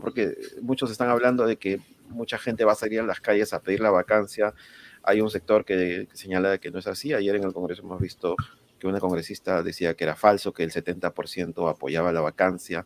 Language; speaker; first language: Spanish; native; Spanish